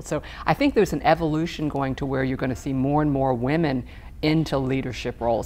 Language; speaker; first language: English; native; English